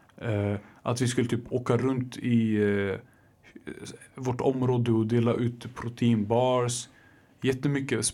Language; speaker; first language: Swedish; early bilingual, other home language; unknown